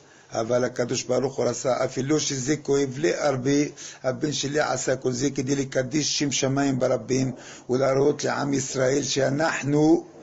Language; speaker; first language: Hebrew; non-native, fluent; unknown